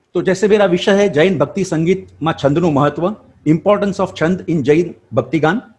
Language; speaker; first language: Hindi; non-native, local second language; Gujarati